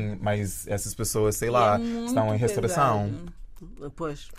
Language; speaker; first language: Portuguese; early bilingual, other home language; Jamaican Creole English